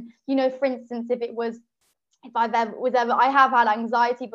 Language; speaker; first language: English; native; English